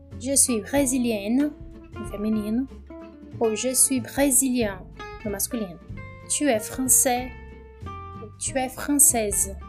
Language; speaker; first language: French; non-native, fluent; Portuguese